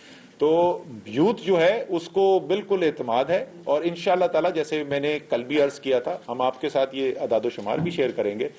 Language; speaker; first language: Urdu; native; Urdu